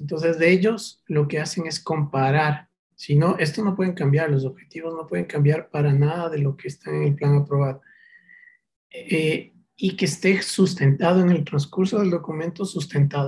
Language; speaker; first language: Spanish; native; Spanish